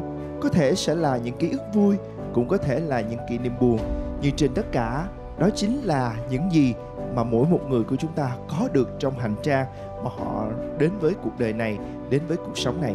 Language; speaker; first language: Vietnamese; native; Vietnamese